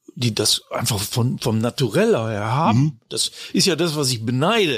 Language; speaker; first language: German; native; German